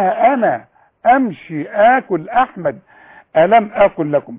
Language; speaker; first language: Arabic; native; Arabic